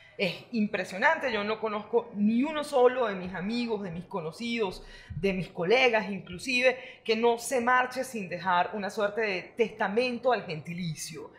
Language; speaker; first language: Spanish; native; Spanish